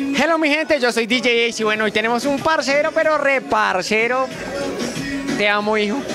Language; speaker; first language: Spanish; native; Spanish